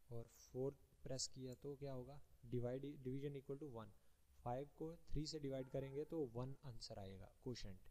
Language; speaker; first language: Hindi; native; Hindi